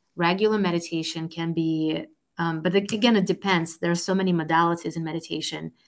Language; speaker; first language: English; non-native, fluent; Russian